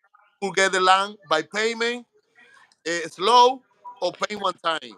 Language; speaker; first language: English; non-native, learner; Spanish